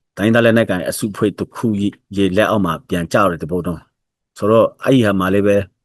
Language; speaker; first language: Burmese; non-native, local second language; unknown